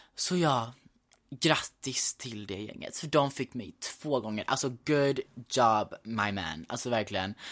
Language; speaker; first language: Swedish; early bilingual, heritage; Swedish